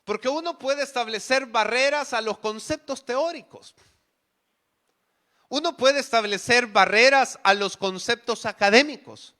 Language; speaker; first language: Spanish; native; Spanish